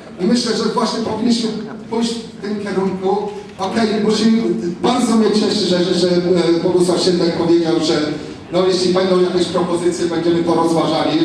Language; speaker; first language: Polish; non-native, fluent; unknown